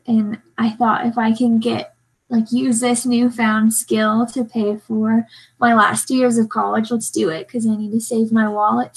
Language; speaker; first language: English; native; English